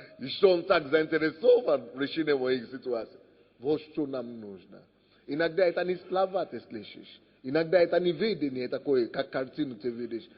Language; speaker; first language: Russian; non-native, fluent; Yoruba